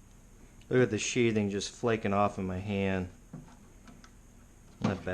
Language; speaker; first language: English; native; English